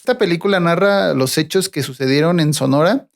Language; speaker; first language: Spanish; native; Spanish